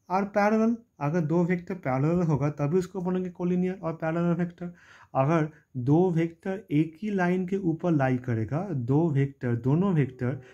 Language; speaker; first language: Hindi; non-native, local second language; Bangla